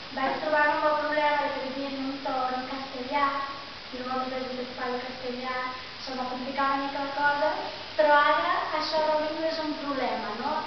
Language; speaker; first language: Catalan; non-native, fluent; Portuguese